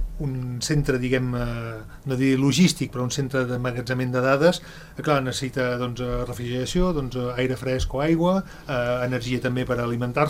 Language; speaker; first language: Catalan; native; Catalan